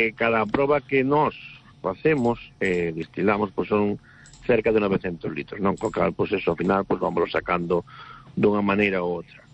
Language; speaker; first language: Galician; native; Galician